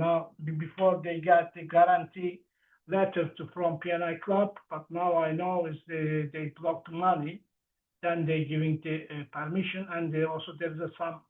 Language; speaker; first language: English; non-native, learner; Turkish